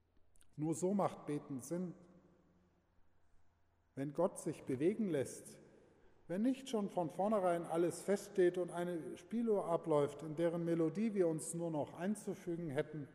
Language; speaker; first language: German; native; German